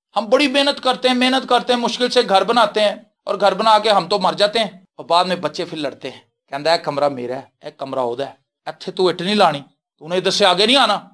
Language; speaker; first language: Urdu; non-native, local second language; Punjabi